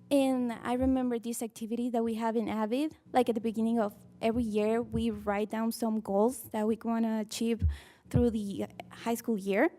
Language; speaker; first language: English; early bilingual, other home language; Spanish